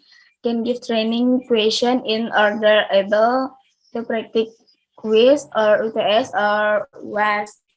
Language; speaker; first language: English; non-native, learner; Indonesian